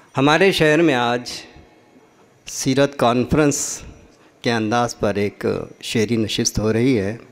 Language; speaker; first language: Urdu; native; Urdu